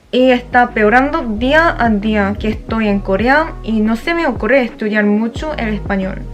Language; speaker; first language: Spanish; non-native, fluent; Korean